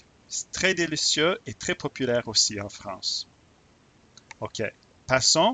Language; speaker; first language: French; non-native, fluent; English